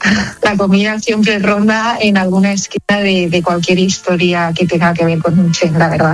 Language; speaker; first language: Spanish; native; Spanish